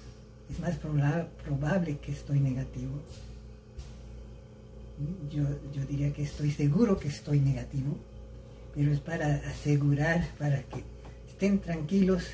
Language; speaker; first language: Spanish; early bilingual, heritage; Spanish